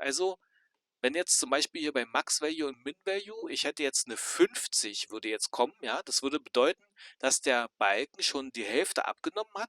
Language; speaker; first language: German; native; German